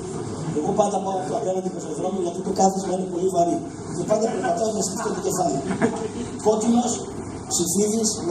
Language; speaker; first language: Greek; native; Greek